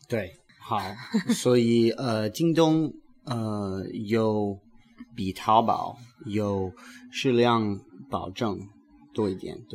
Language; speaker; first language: Chinese; non-native, learner; English